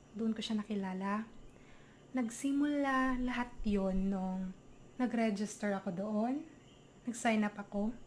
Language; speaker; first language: Filipino; non-native, local second language; Cebuano